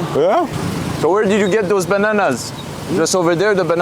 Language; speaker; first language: English; non-native, learner; French